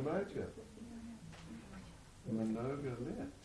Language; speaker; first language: Russian; non-native, learner; English